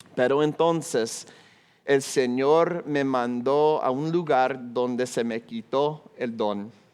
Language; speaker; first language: Spanish; non-native, fluent; English